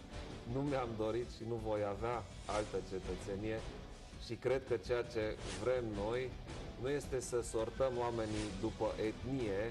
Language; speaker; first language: Romanian; non-native, local second language; German